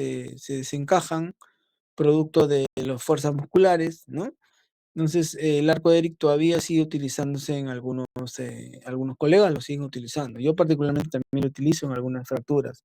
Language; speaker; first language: Spanish; native; Spanish